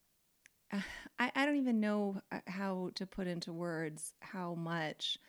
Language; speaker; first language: English; native; English